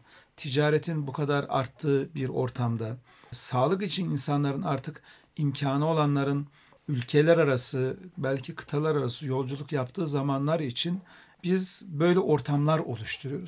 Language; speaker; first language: Turkish; native; Turkish